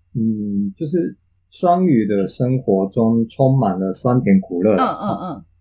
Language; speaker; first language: Chinese; non-native, fluent; Japanese